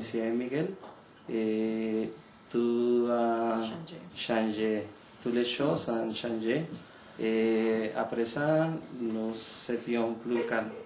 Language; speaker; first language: French; non-native, learner; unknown